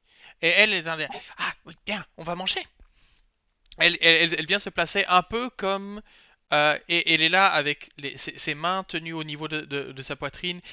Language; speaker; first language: French; native; French